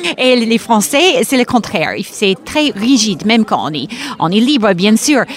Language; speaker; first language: French; non-native, fluent; English